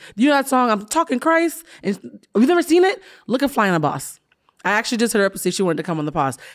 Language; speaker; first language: English; early bilingual, other home language; Spanish